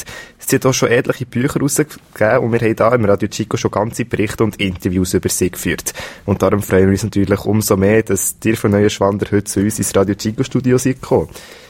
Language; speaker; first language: German; native; German